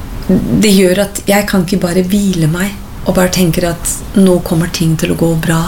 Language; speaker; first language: Norwegian; non-native, fluent; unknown